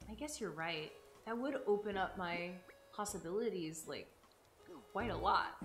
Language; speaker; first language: English; native; English